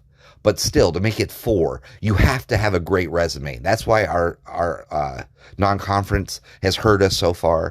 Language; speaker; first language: English; native; English